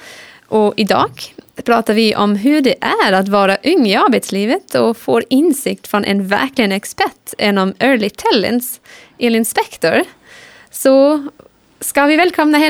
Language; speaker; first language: Swedish; non-native, fluent; German